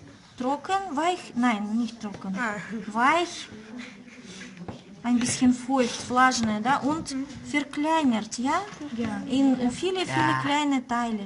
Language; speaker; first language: German; non-native, fluent; Russian